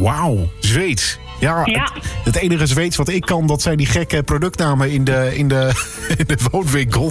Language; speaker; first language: Dutch; native; Dutch